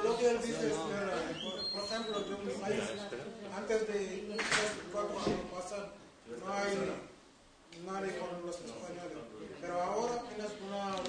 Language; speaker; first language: Spanish; non-native, learner; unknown